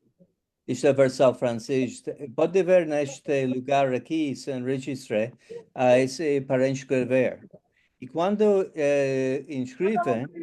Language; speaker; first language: Portuguese; non-native, fluent; English